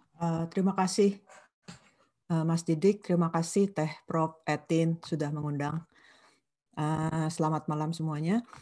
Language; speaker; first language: Indonesian; non-native, local second language; Sundanese